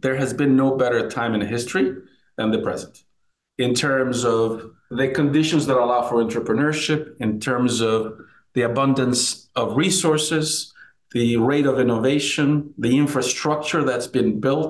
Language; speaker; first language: English; non-native, fluent; Spanish